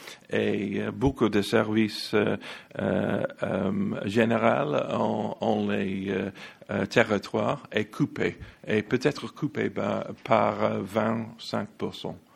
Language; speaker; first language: French; non-native, learner; English